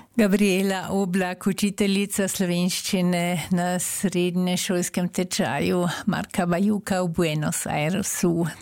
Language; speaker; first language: Slovenian; native; Slovenian